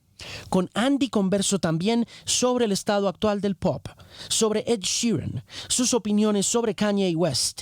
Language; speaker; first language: Spanish; native; Spanish